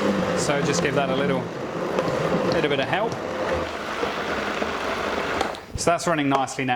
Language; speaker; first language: English; native; English